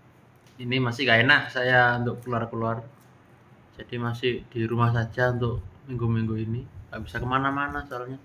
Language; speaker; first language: Indonesian; non-native, local second language; Javanese